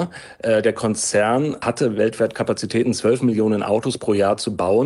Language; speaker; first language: German; native; German